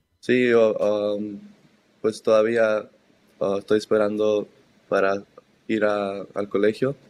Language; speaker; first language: Spanish; early bilingual, heritage; Spanish